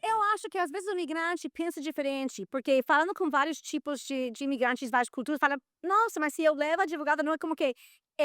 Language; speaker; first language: Portuguese; non-native, fluent; Spanish